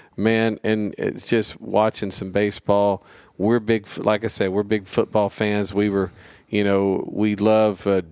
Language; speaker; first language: English; native; English